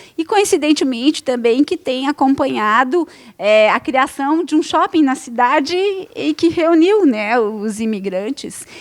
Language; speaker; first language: Portuguese; native; Portuguese